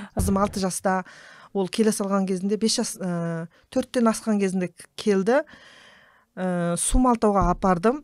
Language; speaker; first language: Kazakh; early bilingual, heritage; Kazakh